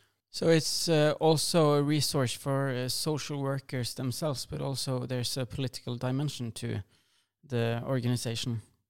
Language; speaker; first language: English; non-native, fluent; Norwegian